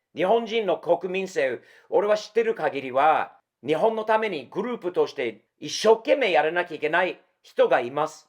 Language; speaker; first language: Japanese; non-native, fluent; English